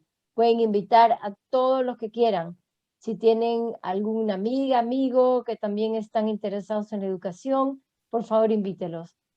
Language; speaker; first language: Spanish; native; Spanish